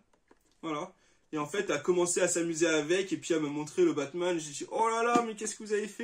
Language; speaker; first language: French; native; French